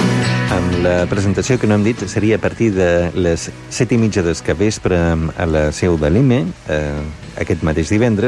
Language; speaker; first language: Catalan; native; Catalan